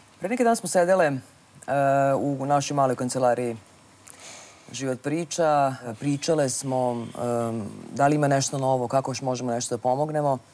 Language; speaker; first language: Serbian; native; Serbian